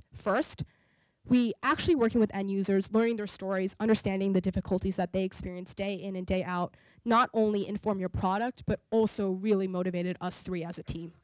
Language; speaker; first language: English; native; English